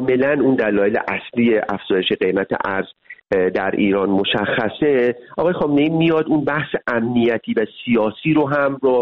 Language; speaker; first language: Persian; native; Persian